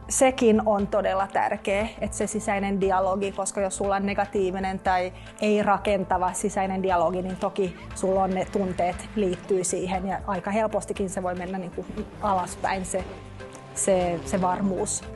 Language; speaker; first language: Finnish; non-native, local second language; Swedish